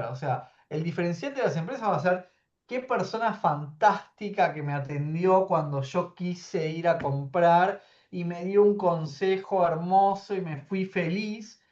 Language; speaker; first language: Spanish; native; Spanish